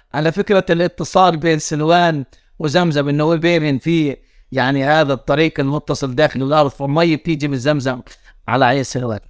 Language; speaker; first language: Arabic; native; Arabic